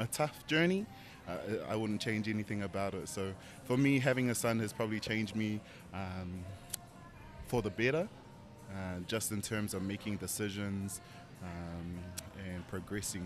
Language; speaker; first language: English; early bilingual, other home language; Tongan